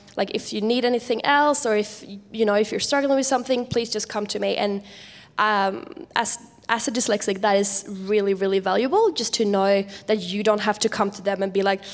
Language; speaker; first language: English; non-native, fluent; Swedish